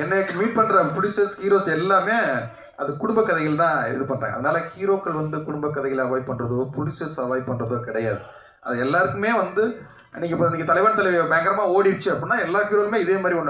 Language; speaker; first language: Tamil; native; Tamil